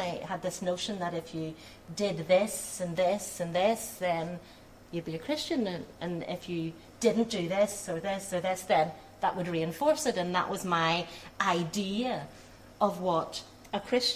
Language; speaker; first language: English; native; English